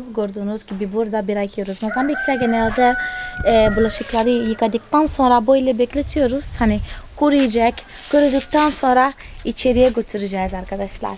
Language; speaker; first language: Turkish; non-native, fluent; Portuguese